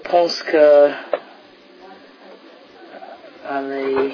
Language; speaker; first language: French; non-native, learner; English